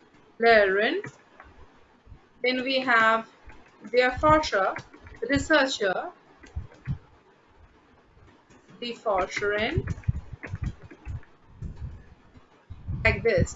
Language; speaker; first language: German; non-native, fluent; Bangla